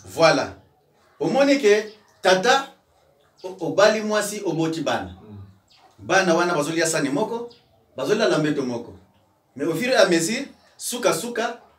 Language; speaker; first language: Lingala; non-native, local second language; Kongo